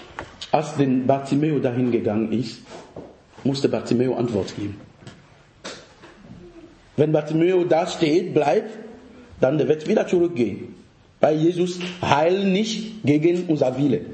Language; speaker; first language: German; non-native, fluent; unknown